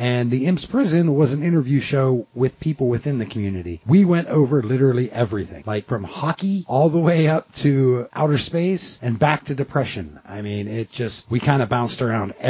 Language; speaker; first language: English; native; English